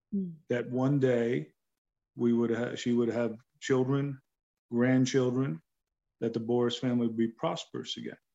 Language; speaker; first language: English; native; English